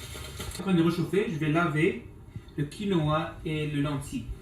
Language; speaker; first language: French; non-native, local second language; English